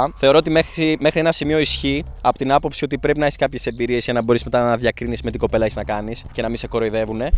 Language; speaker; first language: Greek; early bilingual, other home language; Albanian